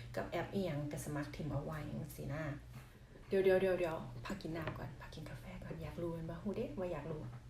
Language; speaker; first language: Thai; non-native, local second language; Northeastern Thai